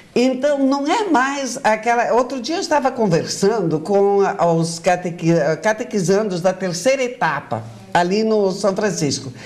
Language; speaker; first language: Portuguese; native; Portuguese